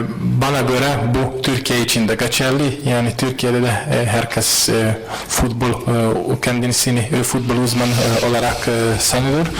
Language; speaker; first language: Turkish; non-native, fluent; Hungarian